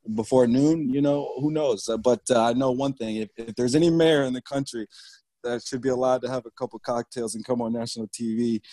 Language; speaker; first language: English; native; English